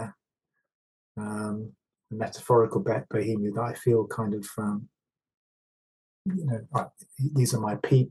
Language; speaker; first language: English; native; English